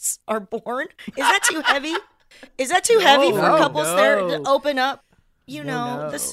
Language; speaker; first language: English; native; English